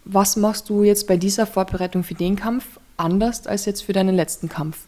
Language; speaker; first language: German; native; German